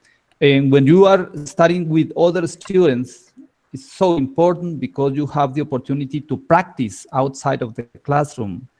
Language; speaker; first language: English; non-native, learner; Spanish